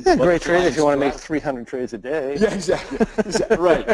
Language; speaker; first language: English; native; English